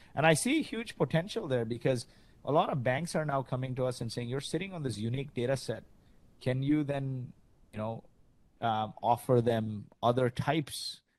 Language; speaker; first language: English; early bilingual, other home language; Arabic